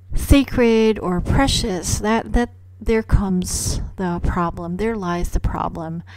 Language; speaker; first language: English; non-native, local second language; Cebuano